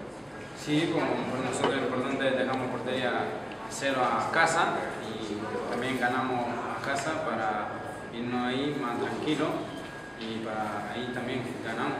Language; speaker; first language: Spanish; non-native, learner; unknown